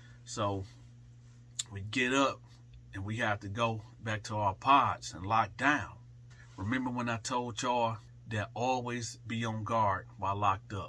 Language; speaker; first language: English; native; English